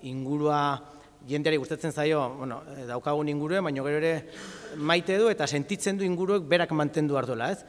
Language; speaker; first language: Basque; native; Basque